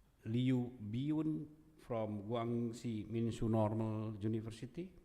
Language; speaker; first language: English; non-native, fluent; Indonesian